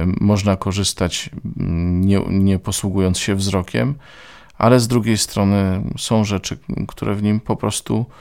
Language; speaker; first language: Polish; native; Polish